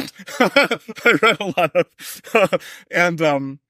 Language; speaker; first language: English; native; English